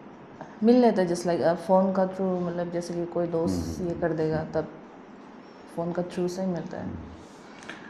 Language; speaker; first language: Hindi; non-native, local second language; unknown